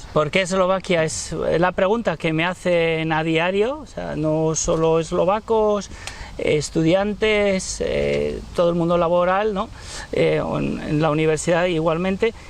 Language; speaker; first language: Spanish; native; Spanish